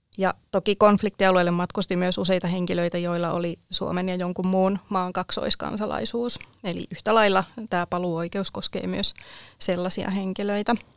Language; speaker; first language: Finnish; native; Finnish